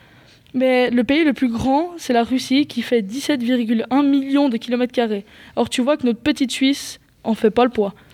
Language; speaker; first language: French; native; French